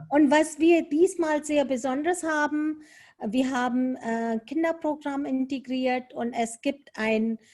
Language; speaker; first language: German; non-native, fluent; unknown